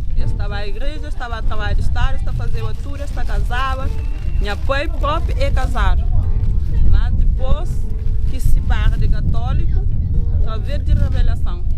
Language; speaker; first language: Portuguese; non-native, local second language; Kabuverdianu